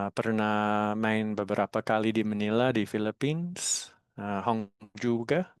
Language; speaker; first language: Indonesian; non-native, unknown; English